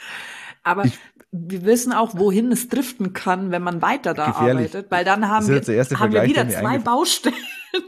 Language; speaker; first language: German; native; German